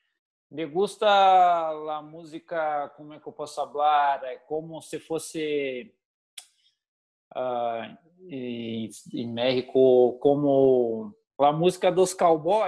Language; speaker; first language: Spanish; non-native, learner; Portuguese